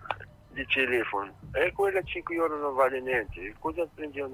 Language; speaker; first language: Italian; non-native, learner; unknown